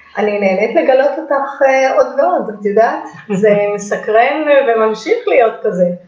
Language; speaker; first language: Hebrew; native; Hebrew